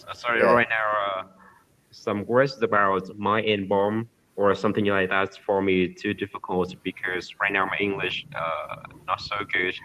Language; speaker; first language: English; non-native, learner; Vietnamese